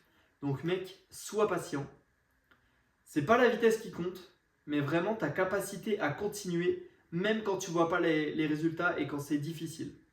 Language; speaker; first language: French; native; French